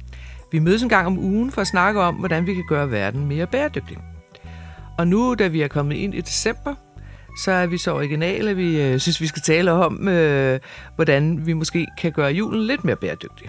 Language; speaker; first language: Danish; native; Danish